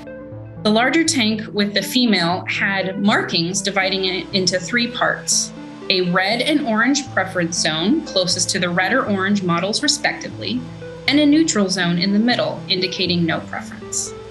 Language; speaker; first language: English; native; English